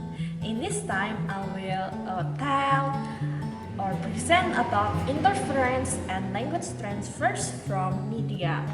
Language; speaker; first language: English; non-native, learner; Indonesian